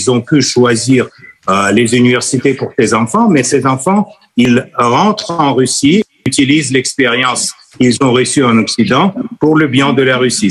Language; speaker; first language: French; non-native, fluent; Russian